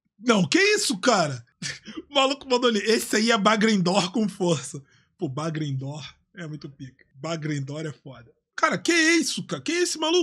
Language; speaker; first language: Portuguese; native; Portuguese